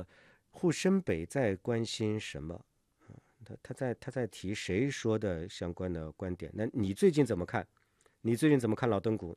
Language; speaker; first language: Chinese; native; Chinese